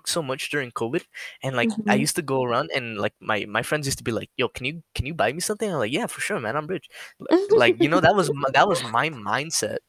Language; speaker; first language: English; native; English